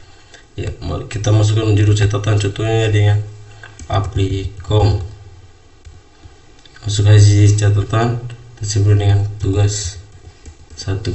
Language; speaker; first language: Indonesian; native; Indonesian